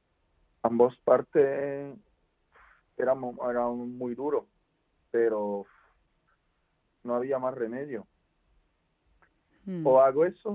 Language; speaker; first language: Spanish; non-native, fluent; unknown